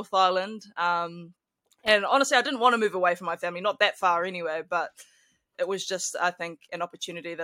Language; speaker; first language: English; native; English